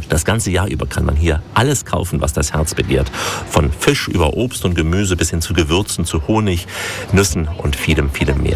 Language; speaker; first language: German; native; German